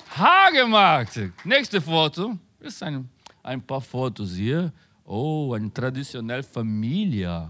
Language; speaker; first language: German; non-native, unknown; Spanish